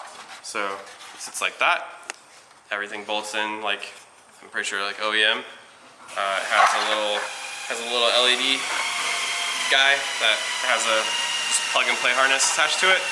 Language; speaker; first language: English; native; English